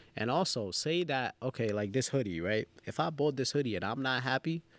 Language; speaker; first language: English; early bilingual, other home language; Bangla